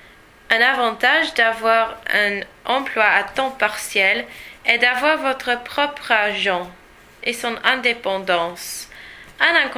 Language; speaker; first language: French; non-native, learner; English